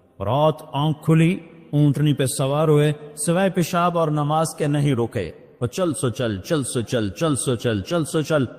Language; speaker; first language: Urdu; non-native, local second language; Punjabi